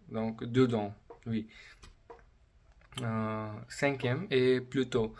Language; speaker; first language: French; non-native, learner; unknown